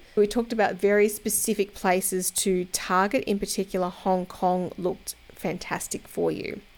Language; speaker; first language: English; native; English